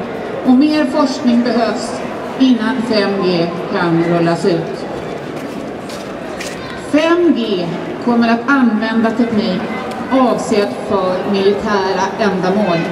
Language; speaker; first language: Swedish; native; Swedish